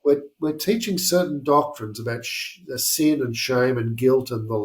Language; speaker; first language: English; native; English